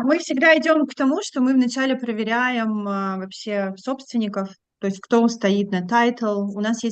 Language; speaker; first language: Russian; native; Russian